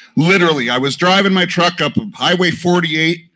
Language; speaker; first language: English; native; English